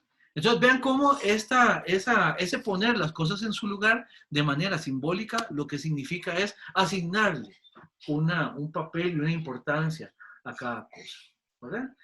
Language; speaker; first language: Spanish; native; Spanish